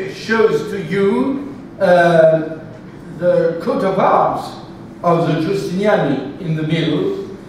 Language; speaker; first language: English; non-native, fluent; French